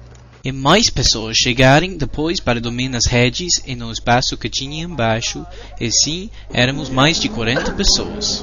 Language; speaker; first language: Portuguese; non-native, fluent; English